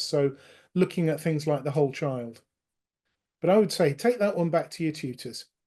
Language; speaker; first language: English; native; English